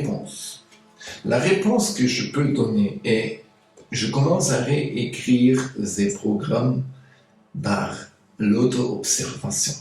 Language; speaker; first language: French; non-native, fluent; German